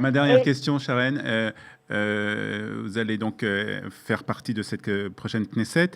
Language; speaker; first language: French; native; French